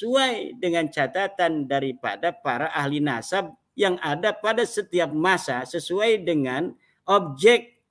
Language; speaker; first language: Indonesian; native; Indonesian